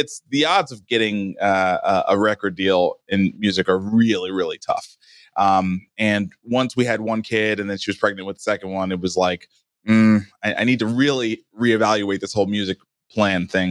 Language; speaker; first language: English; native; English